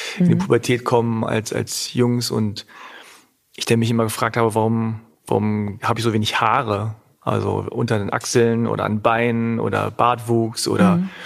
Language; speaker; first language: German; native; German